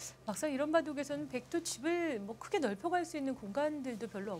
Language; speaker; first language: Korean; native; Korean